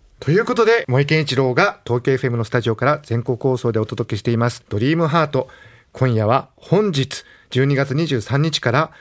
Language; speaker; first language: Japanese; native; Japanese